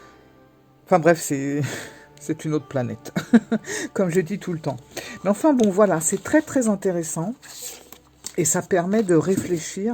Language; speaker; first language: French; native; French